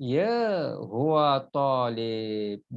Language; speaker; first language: Arabic; non-native, fluent; Malay